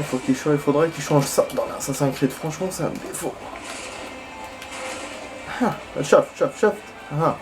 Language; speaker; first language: French; native; French